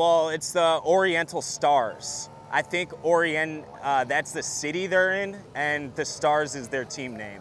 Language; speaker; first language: English; native; English